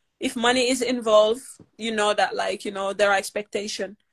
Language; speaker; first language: English; non-native, fluent; Wolof